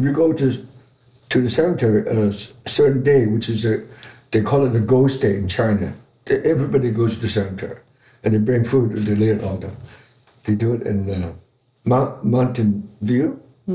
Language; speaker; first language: English; non-native, fluent; Chinese